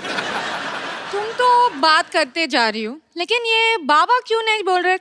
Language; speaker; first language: Hindi; non-native, learner; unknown